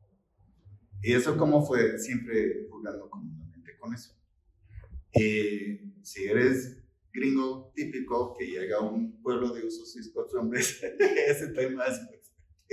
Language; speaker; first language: Spanish; non-native, fluent; English